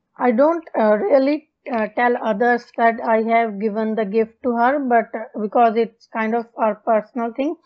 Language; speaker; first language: English; non-native, local second language; Punjabi